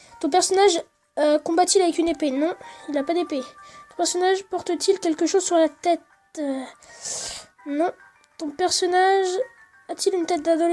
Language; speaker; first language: French; native; French